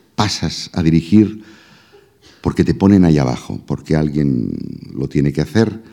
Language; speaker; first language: Spanish; native; Spanish